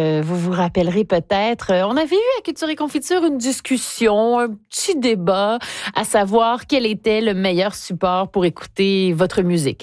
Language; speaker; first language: French; native; French